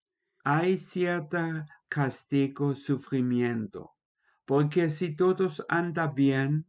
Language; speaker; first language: Spanish; non-native, fluent; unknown